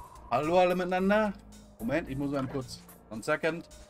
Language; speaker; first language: German; native; German